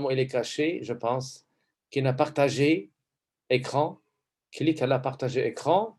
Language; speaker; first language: French; non-native, local second language; Arabic